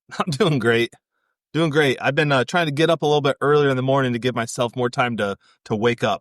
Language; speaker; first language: English; native; English